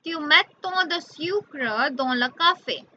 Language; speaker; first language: French; non-native, learner; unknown